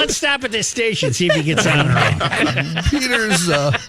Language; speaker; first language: English; native; English